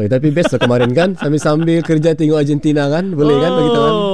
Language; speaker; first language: Malay; native; Malay